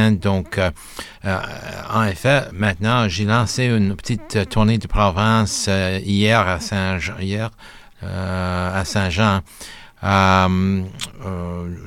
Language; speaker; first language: French; non-native, local second language; English